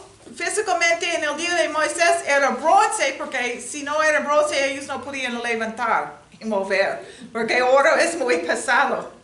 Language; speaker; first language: Spanish; non-native, learner; English